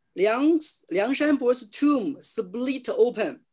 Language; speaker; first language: English; non-native, learner; Chinese